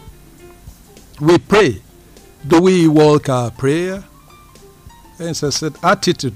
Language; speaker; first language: English; non-native, local second language; Yoruba